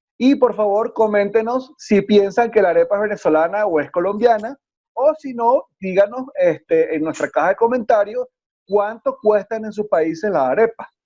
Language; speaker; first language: Spanish; native; Spanish